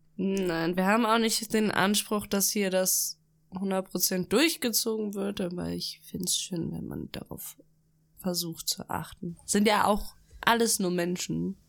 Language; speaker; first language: German; early bilingual, other home language; Russian